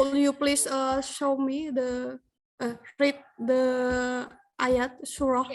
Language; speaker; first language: English; non-native, learner; Indonesian